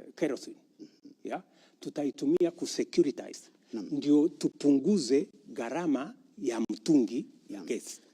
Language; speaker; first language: Swahili; non-native, local second language; Kalenjin